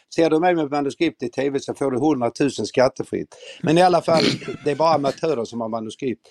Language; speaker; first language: Swedish; native; Swedish